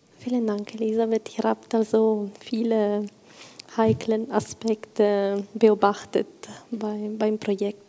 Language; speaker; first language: German; non-native, fluent; Italian